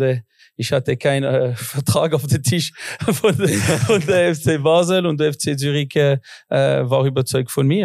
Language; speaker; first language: German; non-native, local second language; French